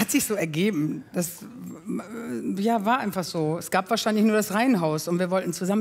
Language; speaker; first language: German; native; German